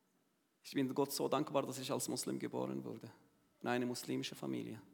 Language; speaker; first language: German; non-native, learner; Arabic